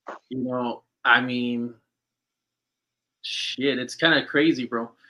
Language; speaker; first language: English; early bilingual, other home language; Spanish